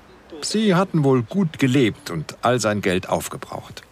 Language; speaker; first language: German; non-native, fluent; Portuguese